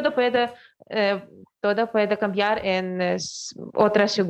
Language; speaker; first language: Spanish; non-native, fluent; Ukrainian